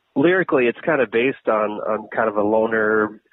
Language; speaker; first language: English; native; English